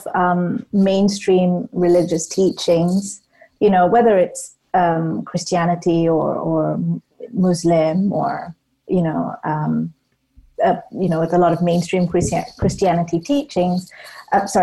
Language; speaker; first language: English; non-native, local second language; Tamil